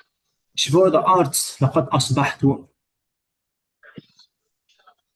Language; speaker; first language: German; non-native, fluent; Arabic